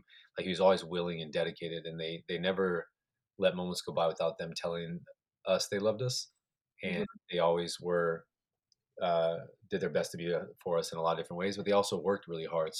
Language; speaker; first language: English; native; English